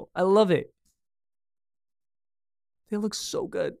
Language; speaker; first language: English; native; English